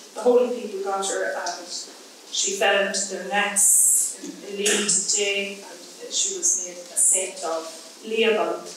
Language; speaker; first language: English; native; English